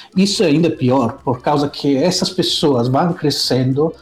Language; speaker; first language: Portuguese; non-native, fluent; Italian